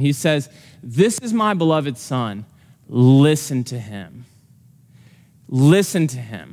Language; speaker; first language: English; native; English